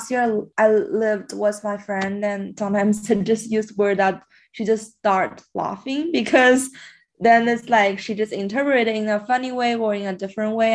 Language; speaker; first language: English; non-native, fluent; Chinese